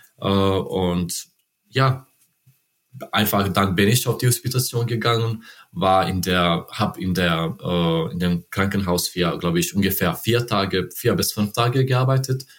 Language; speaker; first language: German; non-native, learner; Serbian